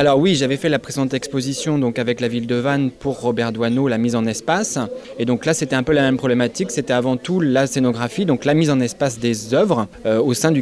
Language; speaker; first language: French; native; French